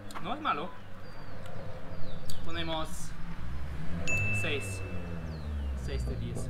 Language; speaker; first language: Spanish; non-native, learner; German